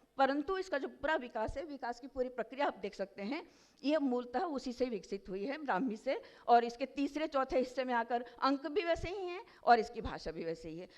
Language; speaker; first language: Hindi; non-native, local second language; Odia